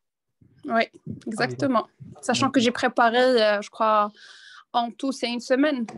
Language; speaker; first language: French; non-native, local second language; Arabic